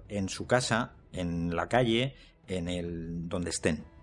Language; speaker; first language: Spanish; native; Spanish